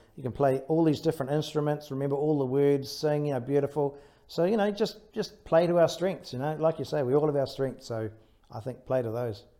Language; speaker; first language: English; native; English